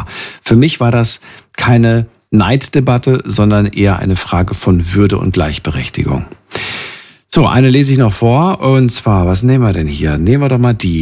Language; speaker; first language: German; native; German